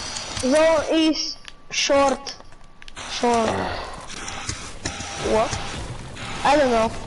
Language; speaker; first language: English; non-native, learner; Slovak